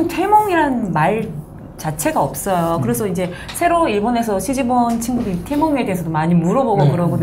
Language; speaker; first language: Korean; non-native, fluent; Japanese